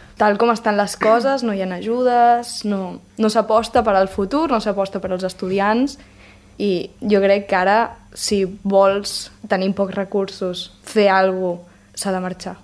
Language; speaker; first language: Catalan; native; Catalan